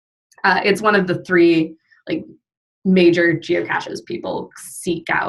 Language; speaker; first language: English; native; English